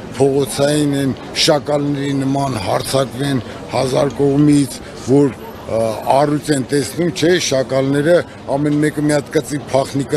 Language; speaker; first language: Armenian; native; Armenian